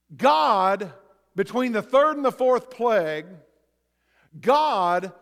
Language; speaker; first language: English; native; English